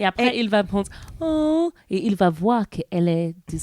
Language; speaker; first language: French; non-native, learner; English